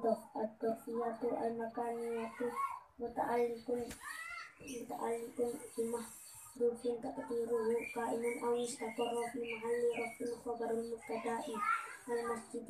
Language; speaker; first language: Arabic; non-native, learner; Javanese